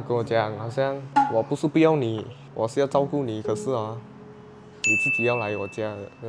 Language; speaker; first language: Chinese; non-native, local second language; Tamil